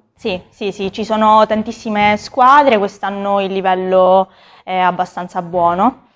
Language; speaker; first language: Italian; native; Italian